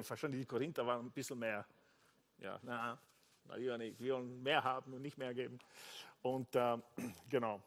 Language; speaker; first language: German; non-native, fluent; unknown